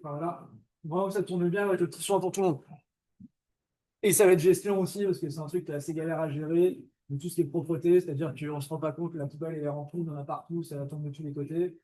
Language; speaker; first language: French; native; French